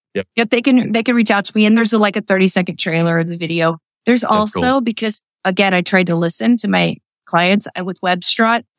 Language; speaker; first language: English; native; English